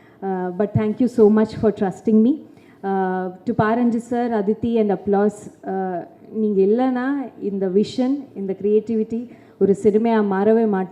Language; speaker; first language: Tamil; non-native, fluent; Malayalam